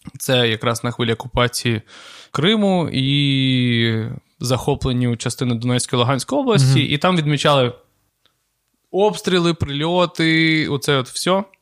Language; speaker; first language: Ukrainian; non-native, local second language; Russian